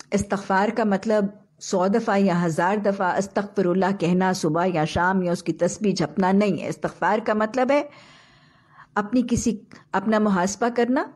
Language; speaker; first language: Urdu; native; Urdu